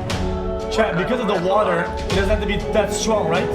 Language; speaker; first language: English; non-native, local second language; French